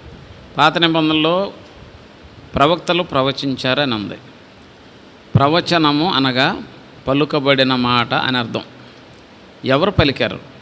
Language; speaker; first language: Telugu; native; Telugu